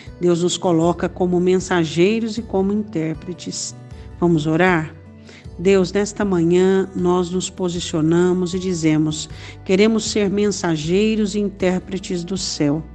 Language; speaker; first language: Portuguese; native; Portuguese